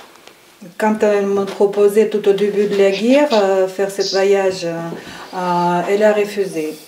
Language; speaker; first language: French; non-native, fluent; Ukrainian